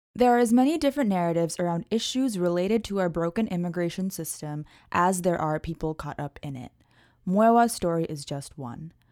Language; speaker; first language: English; native; English